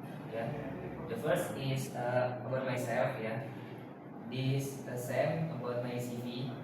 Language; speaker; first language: English; non-native, learner; Indonesian